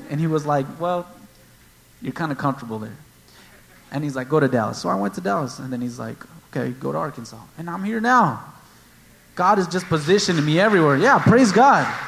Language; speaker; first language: English; early bilingual, other home language; Spanish